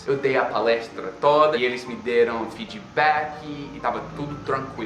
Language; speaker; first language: Portuguese; non-native, fluent; English